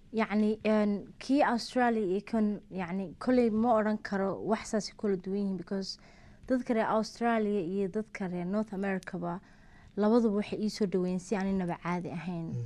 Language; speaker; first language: Somali; early bilingual, heritage; Somali